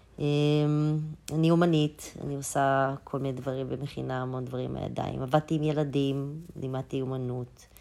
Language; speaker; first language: Hebrew; early bilingual, other home language; Russian